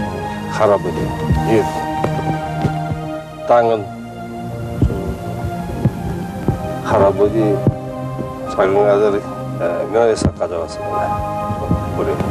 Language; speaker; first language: Korean; early bilingual, heritage; Korean